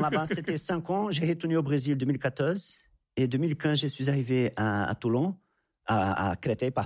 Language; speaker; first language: French; non-native, fluent; Portuguese